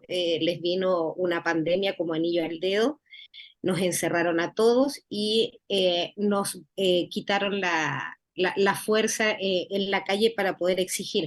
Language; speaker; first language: Spanish; native; Spanish